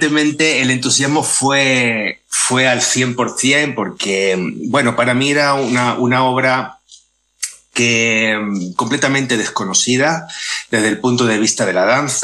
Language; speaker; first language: Spanish; native; Spanish